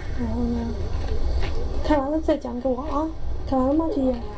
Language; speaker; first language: Chinese; native; Chinese